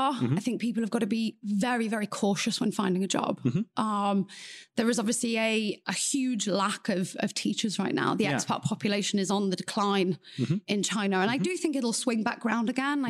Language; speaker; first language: English; native; English